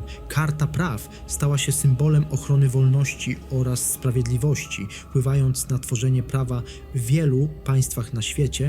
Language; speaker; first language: Polish; native; Polish